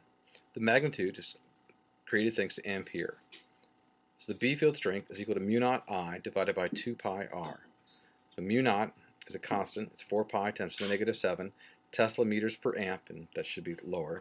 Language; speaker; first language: English; native; English